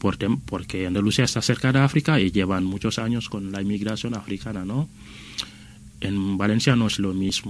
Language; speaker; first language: Spanish; non-native, fluent; Wolof